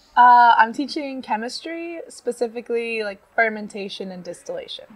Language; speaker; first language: English; native; English